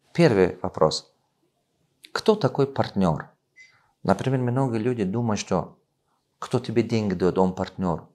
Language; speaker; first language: Russian; non-native, local second language; Tajik